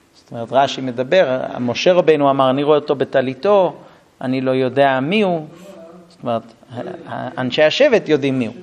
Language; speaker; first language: Hebrew; non-native, fluent; English